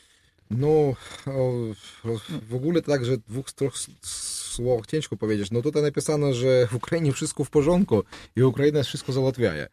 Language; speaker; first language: Polish; non-native, learner; Russian